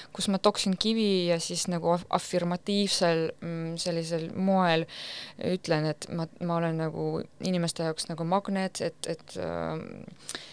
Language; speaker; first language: Estonian; non-native, local second language; Russian